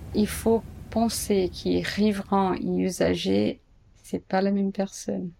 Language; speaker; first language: French; non-native, fluent; Portuguese